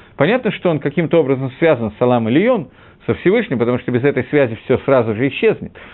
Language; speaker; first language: Russian; early bilingual, heritage; Russian